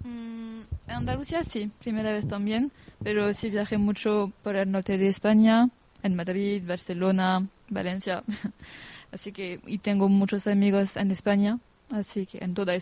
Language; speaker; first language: Spanish; non-native, fluent; French